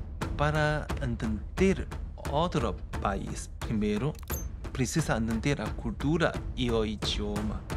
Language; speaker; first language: Portuguese; non-native, fluent; Chinese